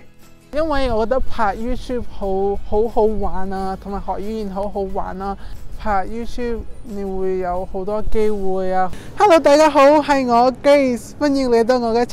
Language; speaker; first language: Cantonese; non-native, fluent; English